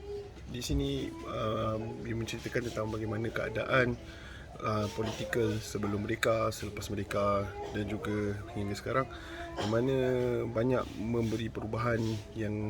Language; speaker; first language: Malay; native; Malay